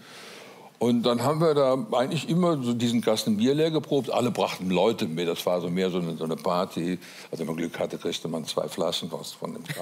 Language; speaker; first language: German; native; German